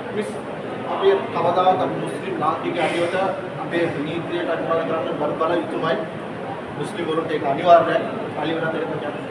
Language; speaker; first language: Sinhala; non-native, local second language; Tamil